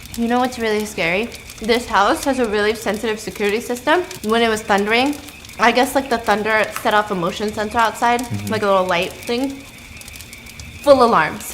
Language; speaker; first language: English; native; English